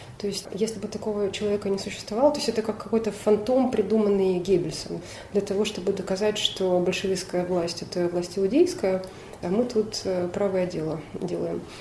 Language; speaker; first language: Russian; native; Russian